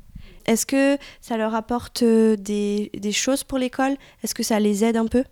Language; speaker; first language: French; native; French